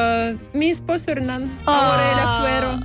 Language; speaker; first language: Spanish; non-native, learner; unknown